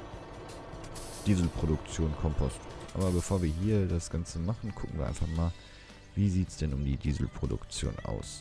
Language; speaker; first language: German; native; German